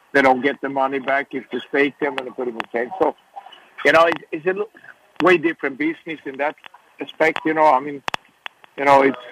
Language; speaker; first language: English; non-native, fluent; Swedish